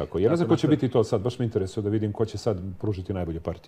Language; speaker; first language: Serbian; native; Serbian